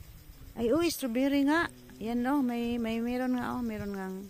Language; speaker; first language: Filipino; native; Filipino